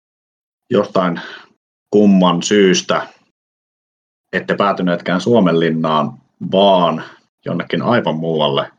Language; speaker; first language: Finnish; native; Finnish